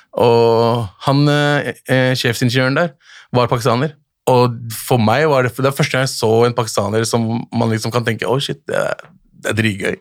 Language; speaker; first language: Norwegian; early bilingual, other home language; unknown